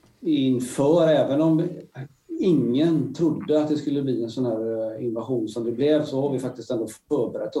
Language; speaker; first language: Swedish; native; Swedish